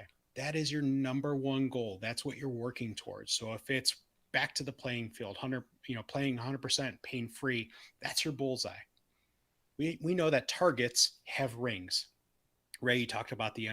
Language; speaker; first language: English; native; English